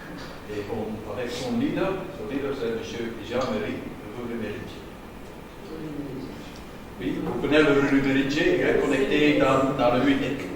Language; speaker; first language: French; non-native, learner; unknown